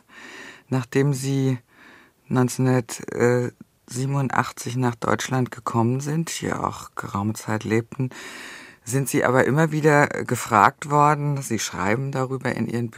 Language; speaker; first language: German; native; German